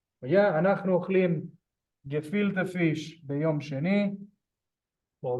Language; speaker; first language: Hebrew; non-native, fluent; English